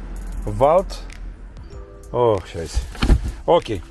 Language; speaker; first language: German; non-native, learner; Bulgarian